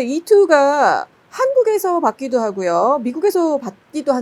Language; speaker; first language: Korean; native; Korean